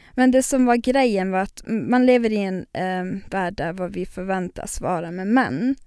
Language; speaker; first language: Swedish; non-native, local second language; Northern Sami